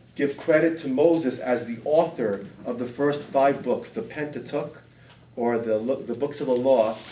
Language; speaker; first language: English; native; English